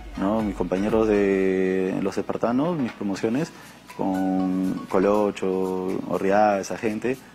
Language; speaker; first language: Spanish; native; Spanish